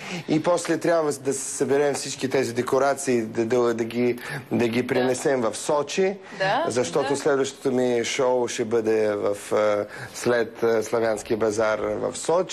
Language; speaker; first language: Bulgarian; early bilingual, heritage; Russian